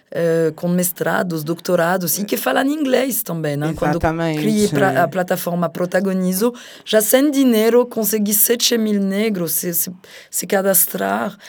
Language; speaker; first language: Portuguese; non-native, fluent; French